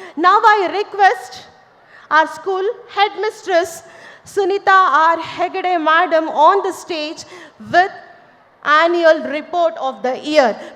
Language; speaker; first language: English; non-native, local second language; Kannada